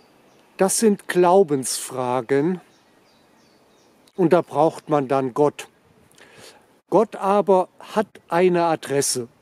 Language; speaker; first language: German; native; German